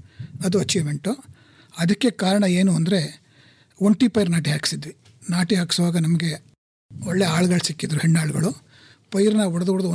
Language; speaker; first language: Kannada; native; Kannada